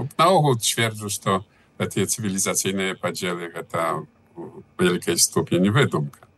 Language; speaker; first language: Belarusian; early bilingual, heritage; Belarusian